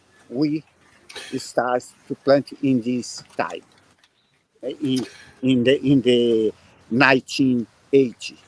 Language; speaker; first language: English; non-native, learner; Portuguese